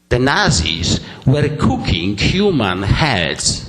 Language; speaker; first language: English; non-native, fluent; Polish